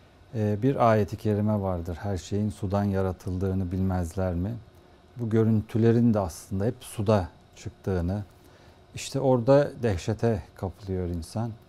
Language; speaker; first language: Turkish; native; Turkish